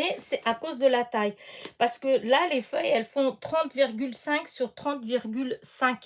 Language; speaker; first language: French; native; French